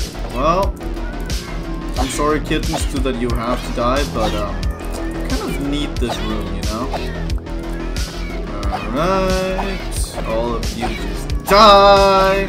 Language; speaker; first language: English; native; English